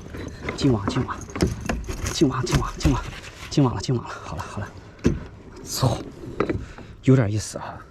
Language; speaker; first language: Chinese; native; Chinese